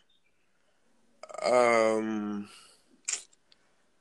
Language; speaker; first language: English; non-native, local second language; Akan